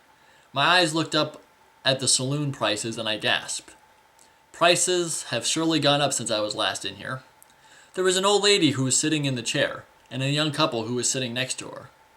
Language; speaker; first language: English; native; English